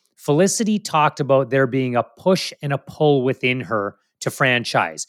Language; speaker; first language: English; native; English